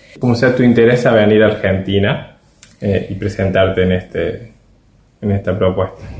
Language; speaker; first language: Portuguese; non-native, learner; Spanish